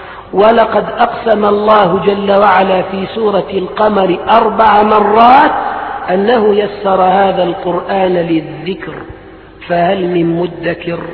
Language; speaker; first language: Arabic; native; Arabic